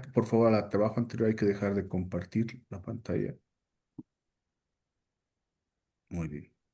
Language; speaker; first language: Spanish; native; Spanish